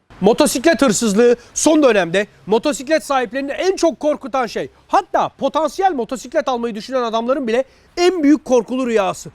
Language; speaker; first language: Turkish; native; Turkish